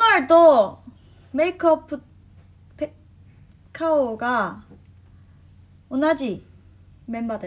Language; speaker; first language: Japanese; non-native, learner; Korean